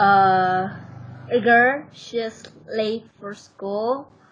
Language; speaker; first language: English; non-native, learner; Vietnamese